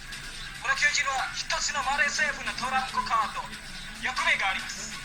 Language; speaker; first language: Japanese; non-native, learner; Indonesian